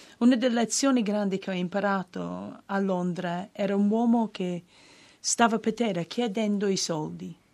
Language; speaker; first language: Italian; non-native, fluent; English